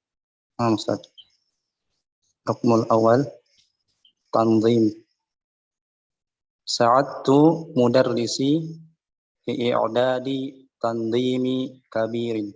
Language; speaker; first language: Arabic; non-native, learner; Indonesian